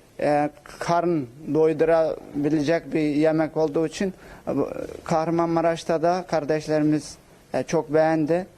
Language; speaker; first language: Turkish; non-native, local second language; Uyghur